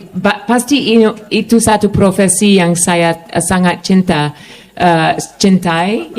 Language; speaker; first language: Indonesian; non-native, fluent; English